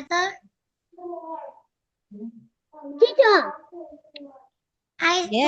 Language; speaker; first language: English; non-native, learner; Vietnamese